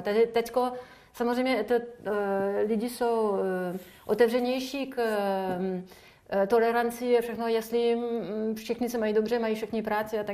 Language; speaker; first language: Czech; non-native, fluent; French